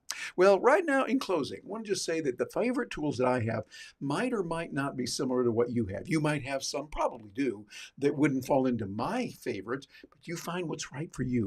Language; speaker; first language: English; native; English